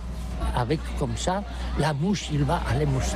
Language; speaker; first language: French; non-native, learner; Catalan